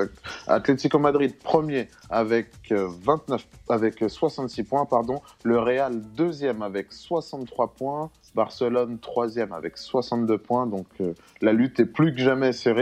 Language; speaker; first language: French; native; French